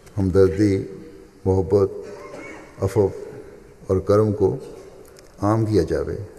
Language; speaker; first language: Urdu; native; Urdu